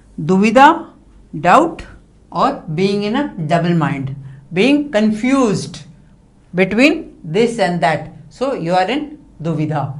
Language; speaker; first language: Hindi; non-native, local second language; Tamil